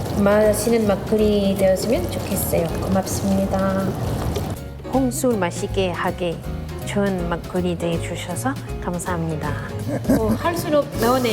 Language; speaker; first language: Korean; non-native, fluent; French